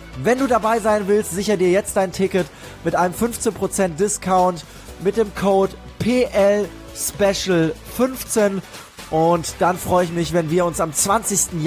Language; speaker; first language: German; native; German